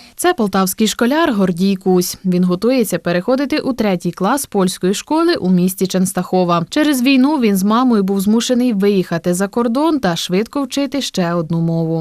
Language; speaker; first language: Ukrainian; native; Ukrainian